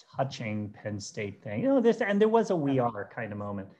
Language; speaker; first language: English; native; English